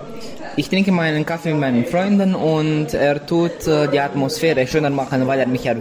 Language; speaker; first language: German; non-native, local second language; Romanian